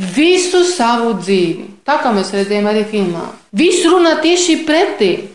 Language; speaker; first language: Latvian; non-native, fluent; Polish